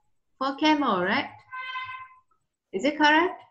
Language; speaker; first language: English; non-native, learner; Vietnamese